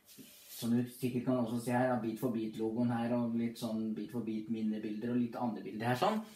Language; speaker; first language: Norwegian; native; Norwegian